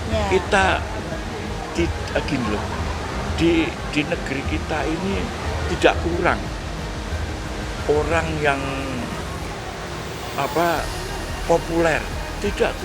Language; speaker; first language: Indonesian; native; Indonesian